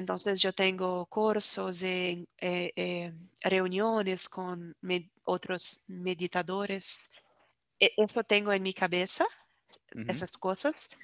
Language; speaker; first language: Spanish; non-native, fluent; Portuguese